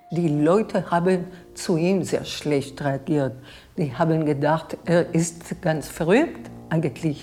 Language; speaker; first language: German; non-native, fluent; Hebrew